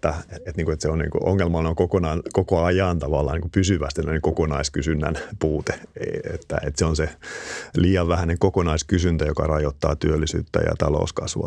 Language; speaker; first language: Finnish; native; Finnish